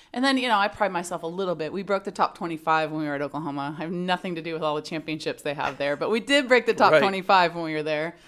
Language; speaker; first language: English; native; English